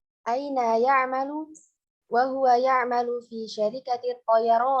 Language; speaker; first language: Arabic; non-native, learner; Indonesian